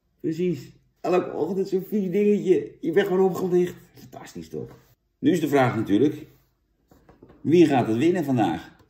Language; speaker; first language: Dutch; native; Dutch